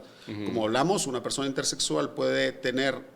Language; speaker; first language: Spanish; native; Spanish